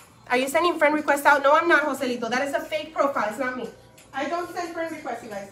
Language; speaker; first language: English; non-native, local second language; Spanish